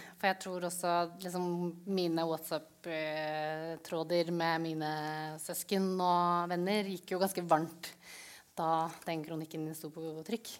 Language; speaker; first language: Norwegian; early bilingual, other home language; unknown